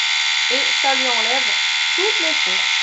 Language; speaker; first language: French; native; French